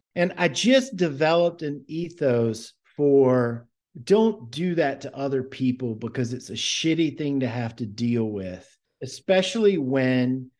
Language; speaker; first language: English; native; English